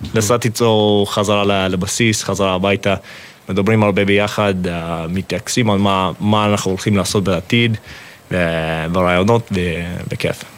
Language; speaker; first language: Hebrew; non-native, fluent; English